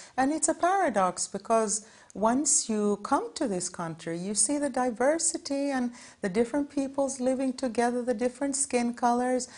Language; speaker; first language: English; non-native, fluent; Norwegian